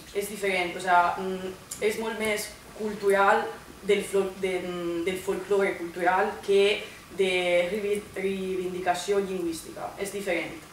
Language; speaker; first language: Catalan; non-native, fluent; Italian